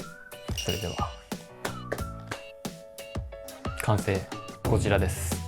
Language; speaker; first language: Japanese; native; Japanese